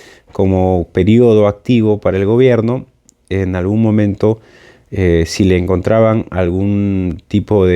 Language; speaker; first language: Spanish; native; Spanish